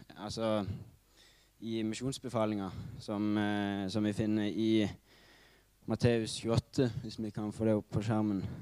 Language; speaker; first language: Norwegian; native; Norwegian